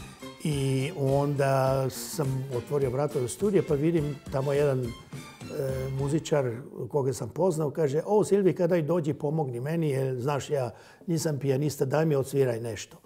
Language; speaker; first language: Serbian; non-native, local second language; Hungarian